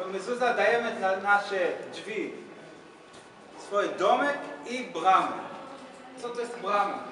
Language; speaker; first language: Polish; non-native, learner; Hebrew